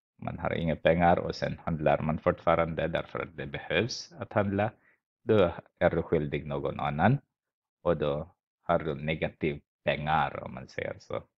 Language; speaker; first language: Swedish; non-native, fluent; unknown